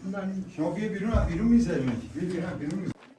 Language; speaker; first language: Persian; native; Persian